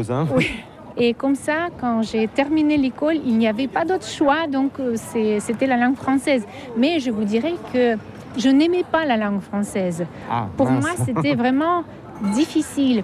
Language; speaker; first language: French; non-native, fluent; Russian